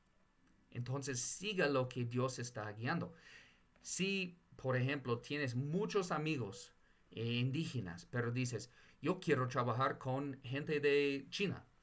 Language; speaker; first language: Spanish; non-native, fluent; English